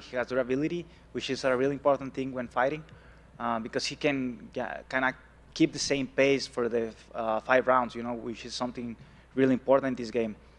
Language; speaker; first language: English; non-native, fluent; Spanish